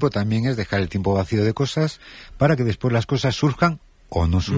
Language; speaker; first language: Spanish; native; Spanish